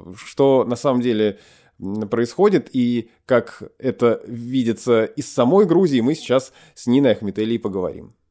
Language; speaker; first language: Russian; native; Russian